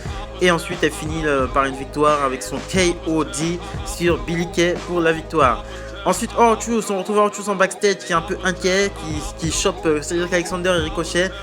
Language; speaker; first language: French; native; French